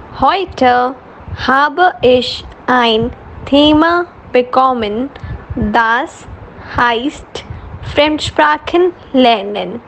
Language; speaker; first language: German; non-native, learner; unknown